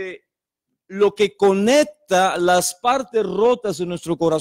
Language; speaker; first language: Spanish; native; Spanish